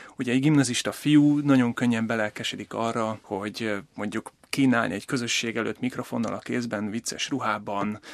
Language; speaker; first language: Hungarian; native; Hungarian